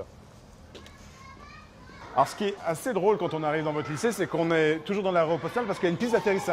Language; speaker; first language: French; native; French